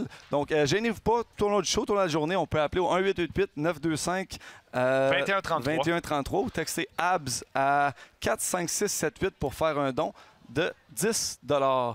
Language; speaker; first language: French; native; French